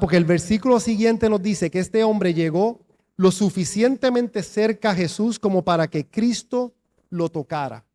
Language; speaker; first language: Spanish; native; Spanish